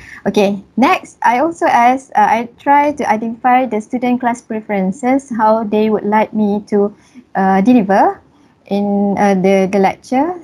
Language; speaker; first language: English; non-native, local second language; Malay